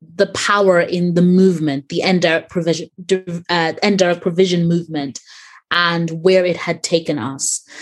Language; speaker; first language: English; native; English